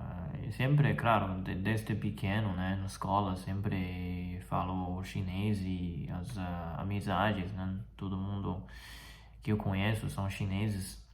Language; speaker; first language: Portuguese; non-native, fluent; Chinese